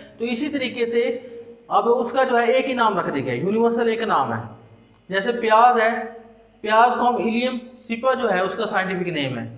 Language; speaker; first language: Urdu; non-native, local second language; Punjabi